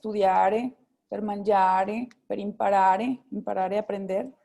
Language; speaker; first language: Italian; non-native, fluent; Spanish